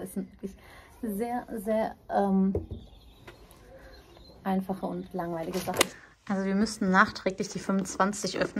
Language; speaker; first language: German; early bilingual, other home language; Turkish